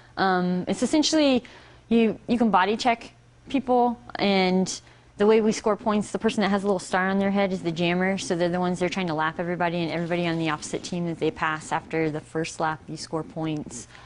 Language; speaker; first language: English; native; English